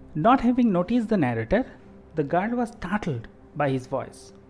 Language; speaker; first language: English; non-native, local second language; Bangla